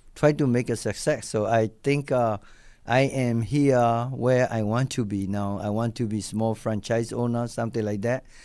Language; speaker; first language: English; non-native, learner; Burmese